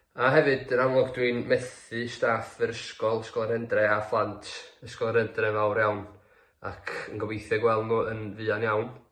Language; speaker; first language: Welsh; native; Welsh